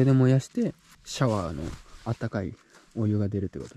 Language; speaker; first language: Japanese; native; Japanese